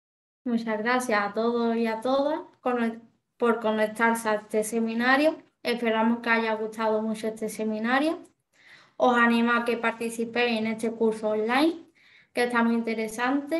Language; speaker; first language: Spanish; native; Spanish